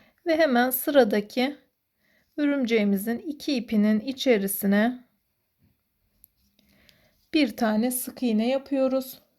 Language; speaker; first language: Turkish; native; Turkish